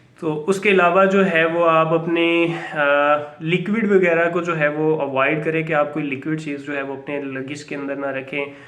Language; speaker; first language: Urdu; non-native, local second language; Punjabi